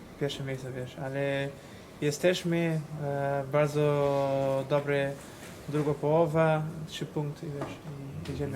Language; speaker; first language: Polish; non-native, fluent; Portuguese